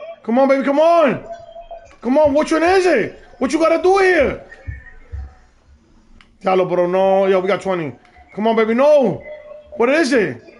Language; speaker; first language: English; early bilingual, other home language; Spanish